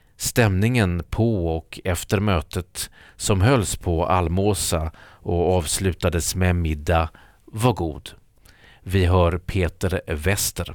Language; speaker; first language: Swedish; native; Swedish